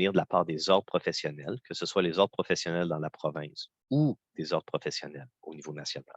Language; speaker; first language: French; native; French